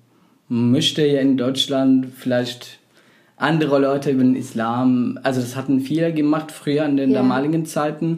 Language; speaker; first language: German; non-native, fluent; Arabic